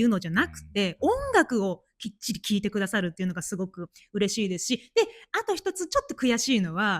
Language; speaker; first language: Japanese; native; Japanese